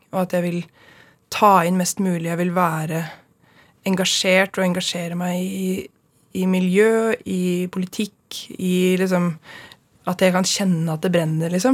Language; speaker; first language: Norwegian; native; Norwegian